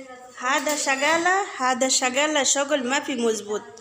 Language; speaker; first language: Arabic; non-native, learner; Bangla